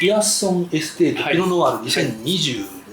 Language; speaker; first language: Japanese; native; Japanese